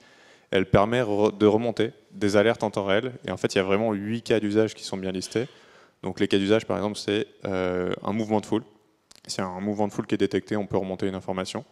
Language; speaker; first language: French; native; French